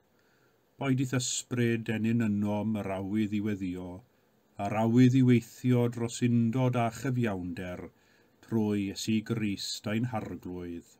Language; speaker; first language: Welsh; native; Welsh